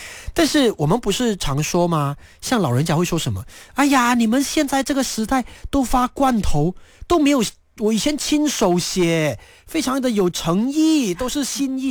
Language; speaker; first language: Chinese; native; Chinese